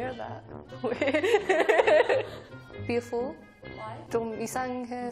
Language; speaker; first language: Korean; non-native, learner; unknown